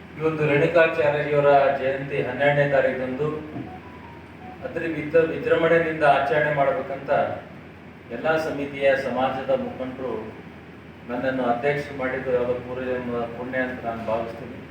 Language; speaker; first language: Kannada; native; Kannada